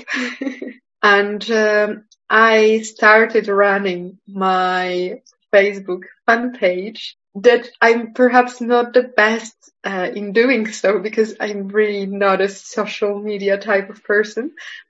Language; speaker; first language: English; non-native, fluent; Polish